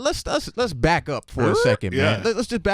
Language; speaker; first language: English; native; English